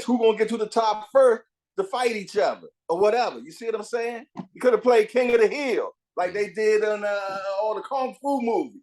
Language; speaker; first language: English; native; English